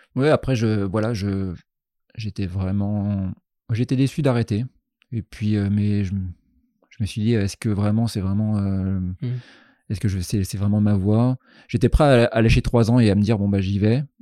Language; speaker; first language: French; native; French